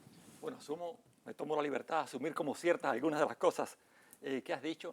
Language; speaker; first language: Spanish; native; Spanish